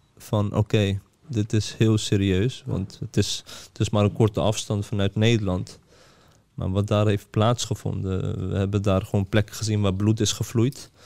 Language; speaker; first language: Dutch; early bilingual, other home language; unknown